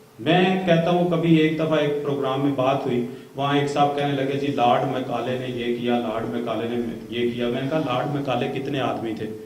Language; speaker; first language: Urdu; non-native, local second language; Punjabi